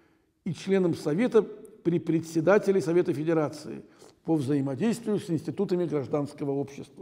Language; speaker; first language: Russian; native; Russian